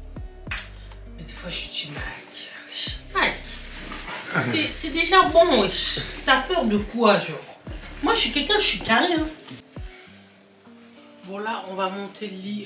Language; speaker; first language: French; native; French